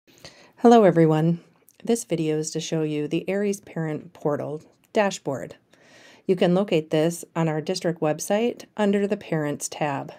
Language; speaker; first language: English; native; English